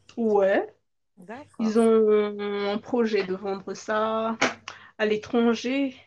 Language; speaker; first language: French; non-native, local second language; Malagasy